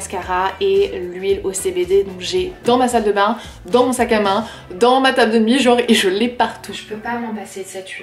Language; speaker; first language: French; native; French